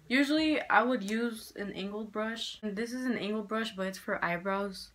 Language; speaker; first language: English; native; English